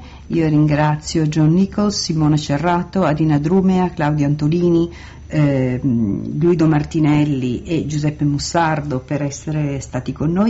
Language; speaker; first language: Italian; native; Italian